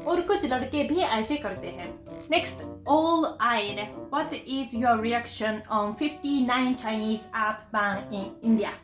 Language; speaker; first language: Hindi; non-native, fluent; Japanese